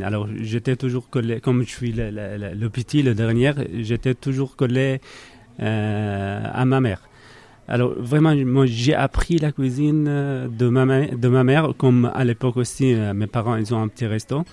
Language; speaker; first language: French; non-native, learner; Arabic